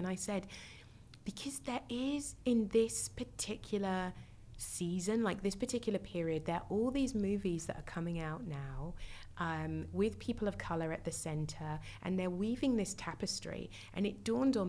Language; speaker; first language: English; native; English